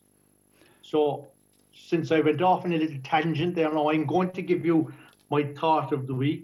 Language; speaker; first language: English; native; English